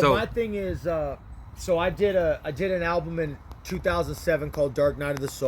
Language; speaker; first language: English; native; English